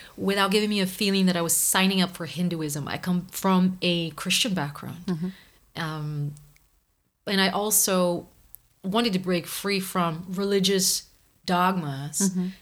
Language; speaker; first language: English; non-native, fluent; Portuguese